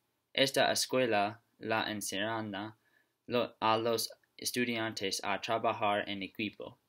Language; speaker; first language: Spanish; non-native, learner; English